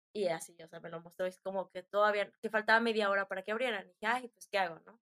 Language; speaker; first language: Spanish; native; Spanish